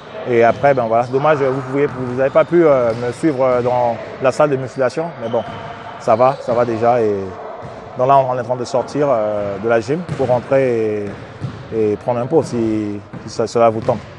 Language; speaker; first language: French; non-native, local second language; Sango